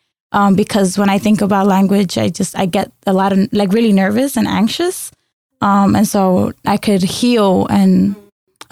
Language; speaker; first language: English; early bilingual, other home language; Spanish